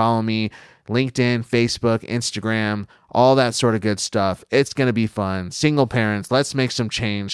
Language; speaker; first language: English; native; English